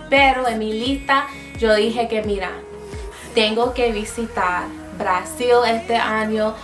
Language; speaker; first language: Spanish; non-native, fluent; English